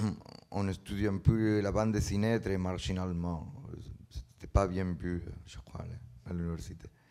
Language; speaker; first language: French; non-native, learner; Spanish